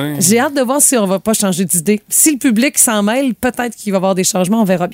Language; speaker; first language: French; native; French